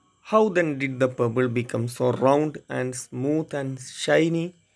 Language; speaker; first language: English; non-native, local second language; Malayalam